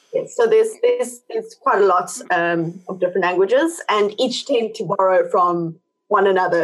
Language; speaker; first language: English; native; English